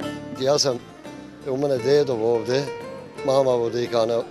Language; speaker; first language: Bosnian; early bilingual, heritage; Bosnian